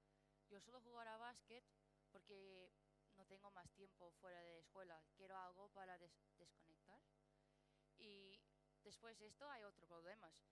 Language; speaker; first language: Spanish; non-native, learner; English